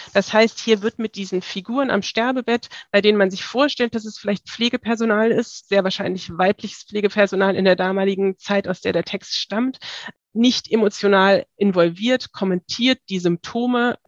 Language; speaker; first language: German; native; German